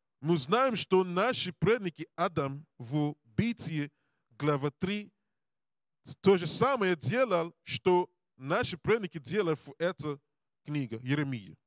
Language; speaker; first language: Russian; non-native, learner; English